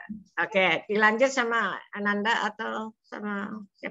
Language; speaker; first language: Indonesian; native; Indonesian